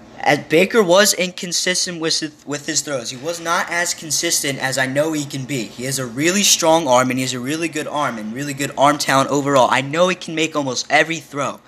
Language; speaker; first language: English; native; English